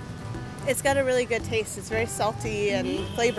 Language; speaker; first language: English; non-native, fluent; French